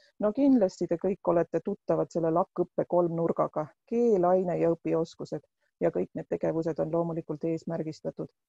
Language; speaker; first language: Estonian; non-native, local second language; Russian